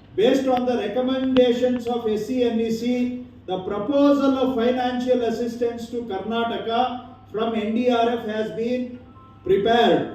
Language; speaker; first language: English; non-native, local second language; Kannada